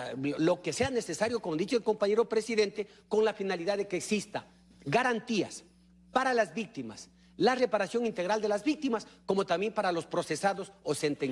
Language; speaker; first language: Spanish; native; Spanish